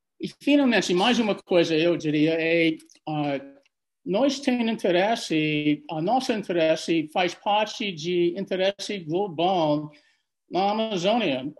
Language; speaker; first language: Portuguese; non-native, fluent; English